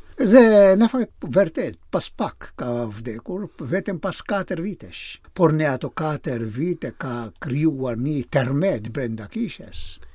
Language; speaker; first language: Albanian; non-native, fluent; Maltese